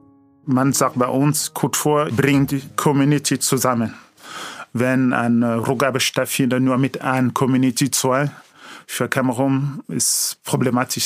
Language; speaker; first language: German; non-native, learner; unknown